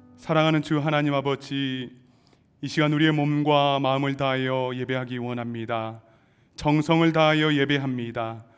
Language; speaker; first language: Korean; native; Korean